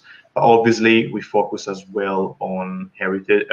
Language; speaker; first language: English; non-native, fluent; Italian